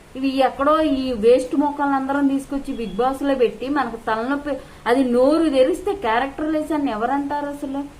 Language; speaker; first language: Telugu; native; Telugu